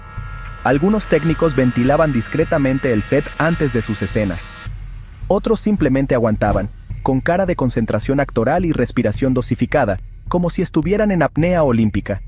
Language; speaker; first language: Spanish; native; Spanish